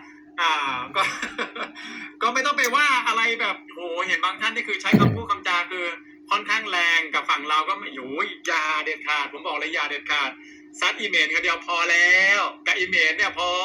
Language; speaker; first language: Thai; native; Thai